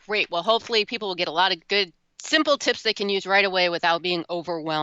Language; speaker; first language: English; native; English